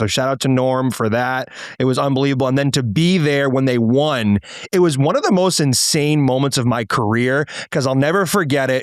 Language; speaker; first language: English; native; English